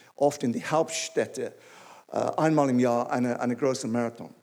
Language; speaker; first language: German; non-native, fluent; English